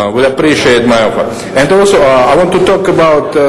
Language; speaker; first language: English; non-native, learner; Russian